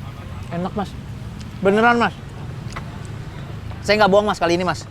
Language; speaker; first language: Indonesian; native; Indonesian